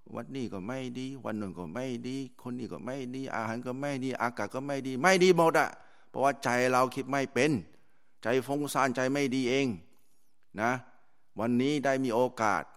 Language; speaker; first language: Thai; native; Thai